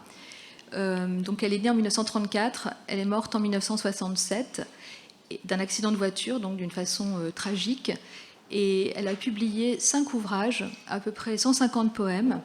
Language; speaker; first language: French; native; French